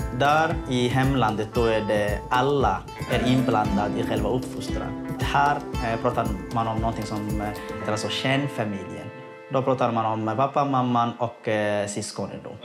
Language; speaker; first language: Swedish; non-native, fluent; Somali